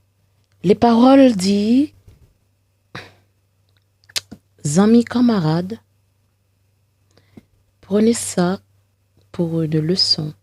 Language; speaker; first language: French; non-native, local second language; Haitian Creole